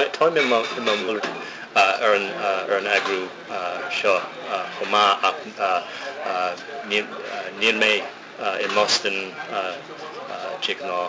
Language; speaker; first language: Irish; non-native, fluent; English